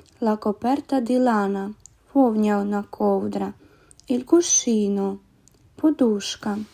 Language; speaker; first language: Italian; non-native, learner; Ukrainian